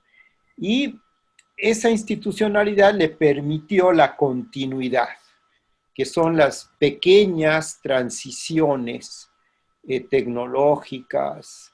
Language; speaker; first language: Spanish; native; Spanish